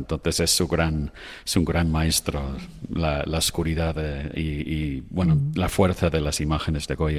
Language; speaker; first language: Spanish; non-native, fluent; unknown